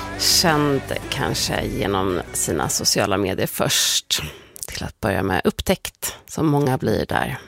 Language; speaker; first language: Swedish; native; Swedish